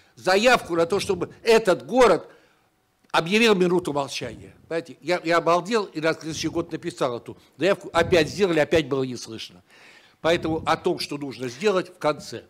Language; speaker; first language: Russian; native; Russian